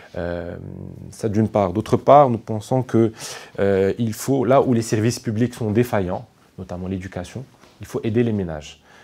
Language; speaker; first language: French; non-native, local second language; Arabic